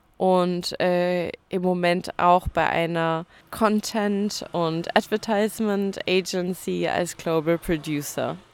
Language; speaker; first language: German; native; German